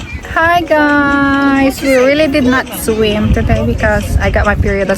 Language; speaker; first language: English; non-native, local second language; Cebuano